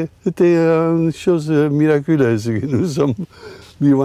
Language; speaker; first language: French; non-native, fluent; Italian